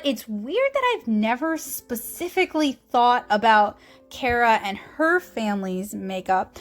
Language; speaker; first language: English; native; English